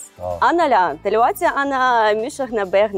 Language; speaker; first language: Arabic; non-native, learner; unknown